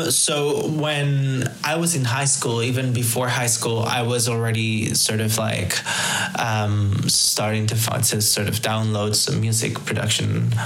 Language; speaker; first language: English; early bilingual, other home language; Spanish